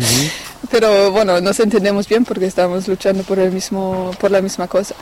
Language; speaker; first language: Spanish; non-native, fluent; French